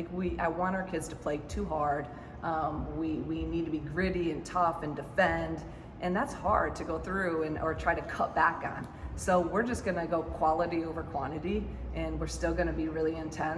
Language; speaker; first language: English; native; English